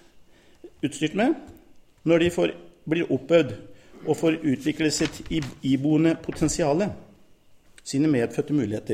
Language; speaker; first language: Norwegian; native; Norwegian